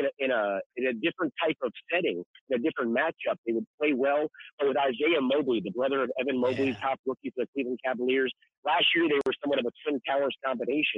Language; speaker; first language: English; native; English